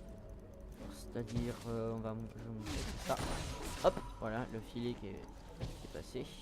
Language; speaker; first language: French; native; French